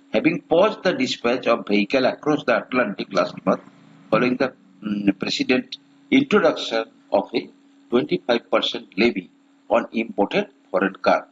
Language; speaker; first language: English; non-native, local second language; Bangla